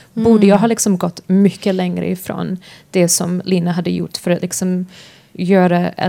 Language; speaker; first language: Swedish; non-native, fluent; English